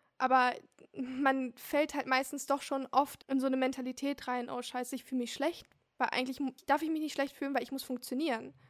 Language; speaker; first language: German; early bilingual, other home language; Turkish